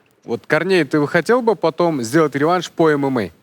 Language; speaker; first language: Russian; non-native, local second language; Kazakh